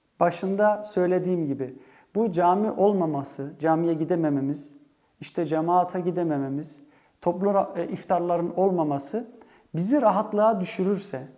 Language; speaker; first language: Turkish; early bilingual, heritage; Turkish